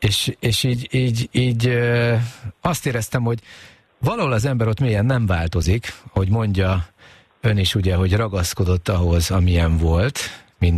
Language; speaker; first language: Hungarian; native; Hungarian